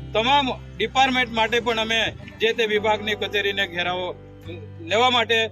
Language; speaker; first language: Gujarati; native; Gujarati